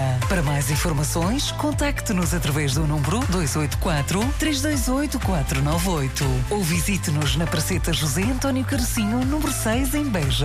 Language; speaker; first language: Portuguese; native; Portuguese